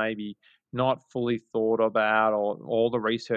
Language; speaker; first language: English; native; English